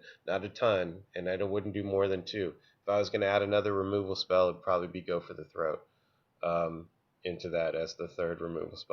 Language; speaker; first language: English; native; English